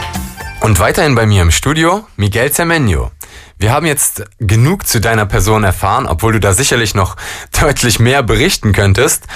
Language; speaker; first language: German; native; German